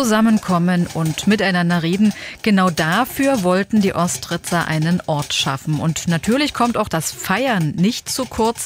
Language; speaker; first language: German; native; German